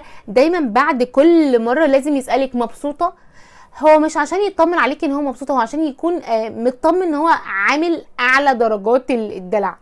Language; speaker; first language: Arabic; native; Arabic